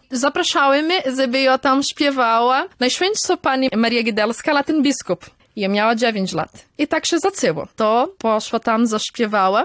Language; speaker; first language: Polish; early bilingual, heritage; Polish